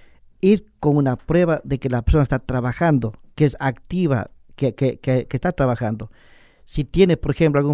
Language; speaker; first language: Spanish; native; Spanish